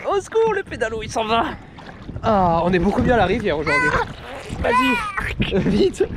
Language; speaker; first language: French; native; French